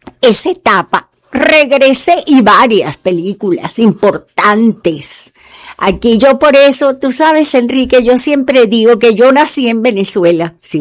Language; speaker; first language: Spanish; native; Spanish